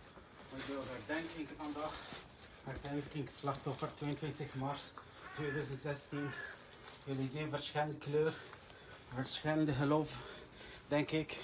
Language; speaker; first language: Dutch; non-native, learner; Arabic